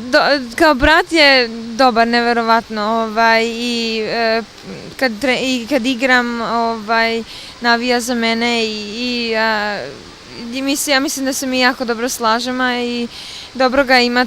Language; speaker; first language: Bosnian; early bilingual, other home language; Serbian